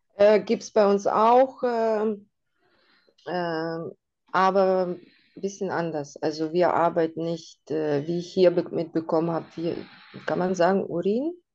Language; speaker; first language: German; non-native, fluent; Russian